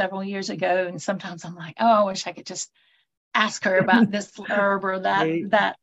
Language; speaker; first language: English; native; English